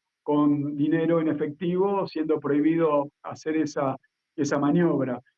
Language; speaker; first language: Spanish; native; Spanish